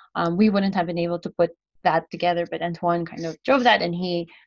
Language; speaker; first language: English; non-native, local second language; Filipino